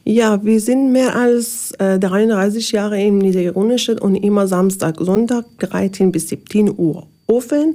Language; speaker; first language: German; non-native, learner; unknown